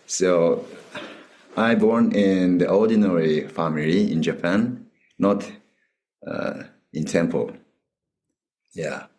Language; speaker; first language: English; non-native, learner; Japanese